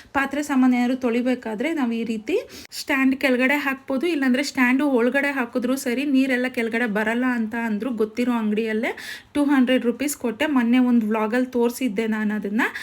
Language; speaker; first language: Kannada; native; Kannada